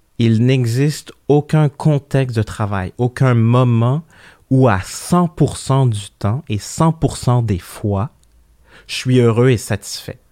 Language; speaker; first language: French; early bilingual, other home language; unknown